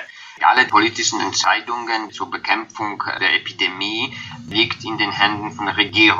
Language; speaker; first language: German; non-native, fluent; Polish